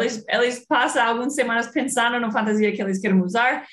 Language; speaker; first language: Portuguese; non-native, fluent; English